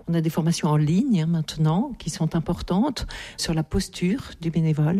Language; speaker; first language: French; native; French